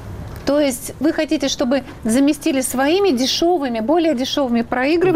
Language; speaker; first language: Russian; native; Russian